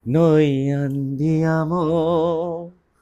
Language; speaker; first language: Italian; non-native, learner; Bangla